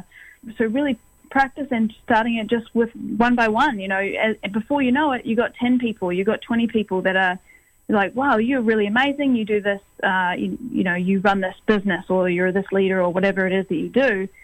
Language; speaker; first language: English; native; English